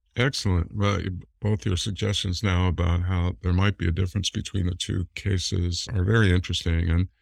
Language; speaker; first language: English; native; English